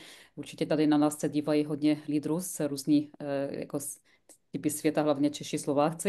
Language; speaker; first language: Czech; non-native, fluent; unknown